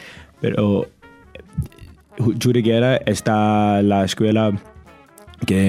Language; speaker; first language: Spanish; non-native, learner; English